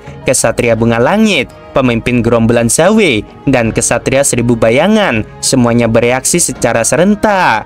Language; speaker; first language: Indonesian; native; Indonesian